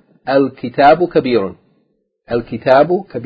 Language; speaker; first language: Arabic; non-native, fluent; English